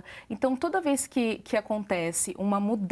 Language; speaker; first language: Portuguese; native; Portuguese